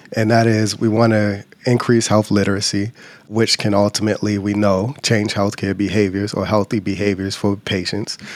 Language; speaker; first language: English; native; English